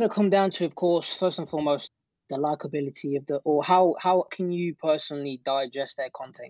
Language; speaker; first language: English; native; English